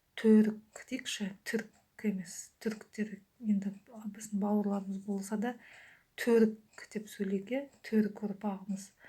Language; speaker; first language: Kazakh; native; Kazakh